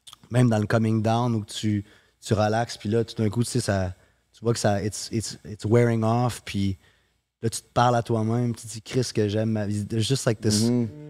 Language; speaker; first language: French; early bilingual, heritage; French